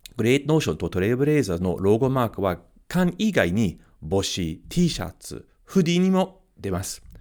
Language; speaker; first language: Japanese; non-native, fluent; English